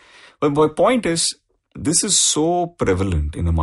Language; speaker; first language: English; non-native, local second language; Tamil